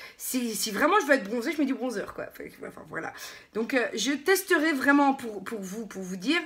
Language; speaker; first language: French; native; French